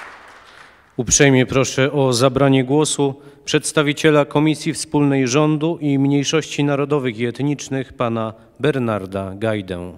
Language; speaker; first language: Polish; native; Polish